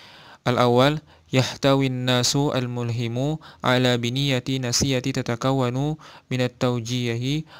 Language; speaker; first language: Arabic; non-native, learner; Indonesian